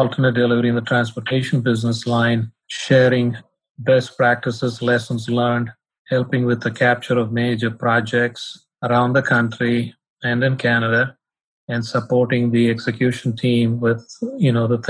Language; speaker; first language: English; non-native, local second language; Tamil